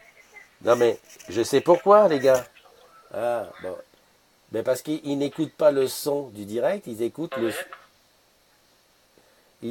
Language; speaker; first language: French; native; French